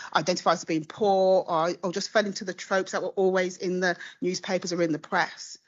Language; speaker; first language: English; native; English